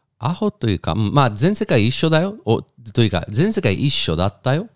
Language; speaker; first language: Japanese; non-native, fluent; Spanish